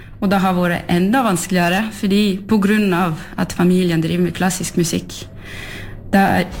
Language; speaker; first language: Norwegian; non-native, fluent; French